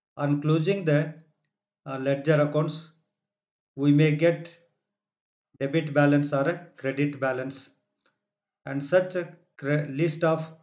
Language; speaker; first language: English; non-native, local second language; Kannada